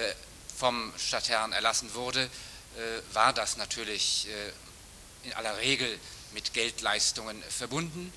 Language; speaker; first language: German; native; German